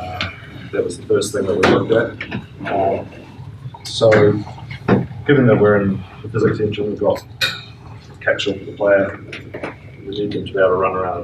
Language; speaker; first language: English; native; English